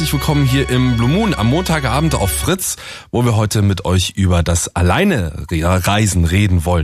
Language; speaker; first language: German; native; German